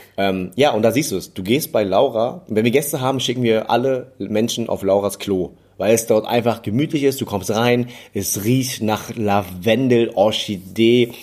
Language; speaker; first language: German; early bilingual, other home language; English